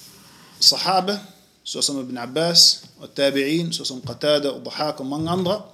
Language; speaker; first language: Danish; non-native, fluent; Arabic